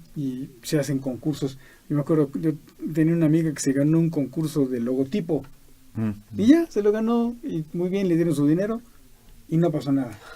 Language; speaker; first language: Spanish; native; Spanish